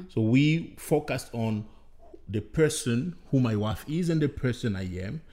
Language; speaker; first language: English; non-native, fluent; Bembe